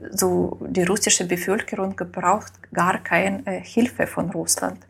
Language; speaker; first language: German; non-native, learner; Ukrainian